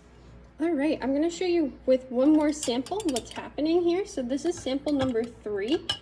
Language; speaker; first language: English; native; English